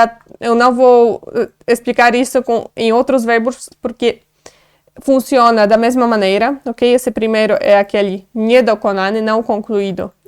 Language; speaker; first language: Portuguese; non-native, fluent; Polish